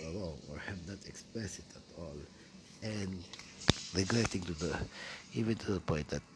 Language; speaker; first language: English; non-native, local second language; Filipino